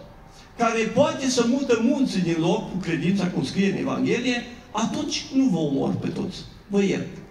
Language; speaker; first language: Romanian; native; Romanian